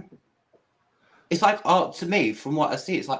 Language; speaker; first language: English; native; English